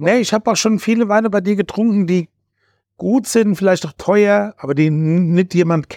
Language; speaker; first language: German; native; German